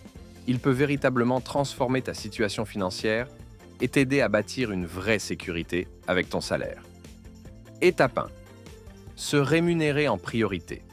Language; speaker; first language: French; native; French